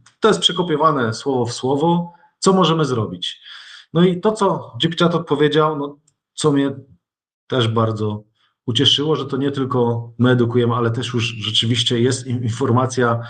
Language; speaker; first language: Polish; native; Polish